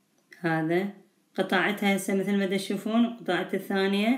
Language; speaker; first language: Arabic; native; Arabic